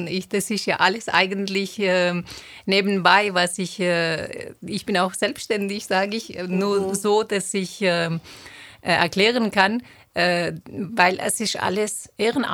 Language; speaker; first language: German; non-native, fluent; Turoyo